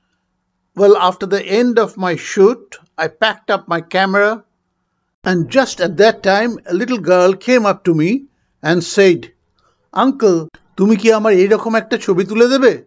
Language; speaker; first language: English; non-native, local second language; Bangla